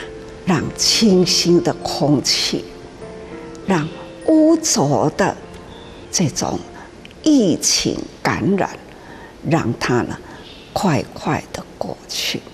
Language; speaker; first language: Chinese; non-native, local second language; Min Nan Chinese